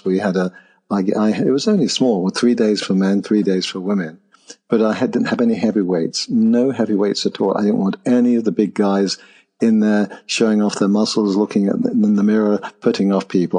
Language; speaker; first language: English; native; English